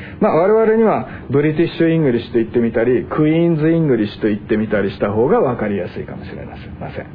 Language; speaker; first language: Japanese; native; Japanese